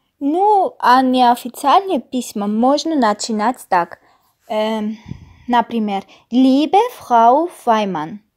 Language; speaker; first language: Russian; non-native, fluent; Armenian